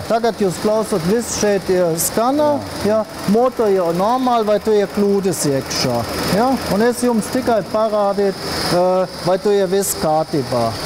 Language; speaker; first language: Latvian; non-native, learner; German